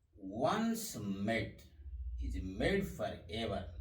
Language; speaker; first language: English; non-native, local second language; Hindi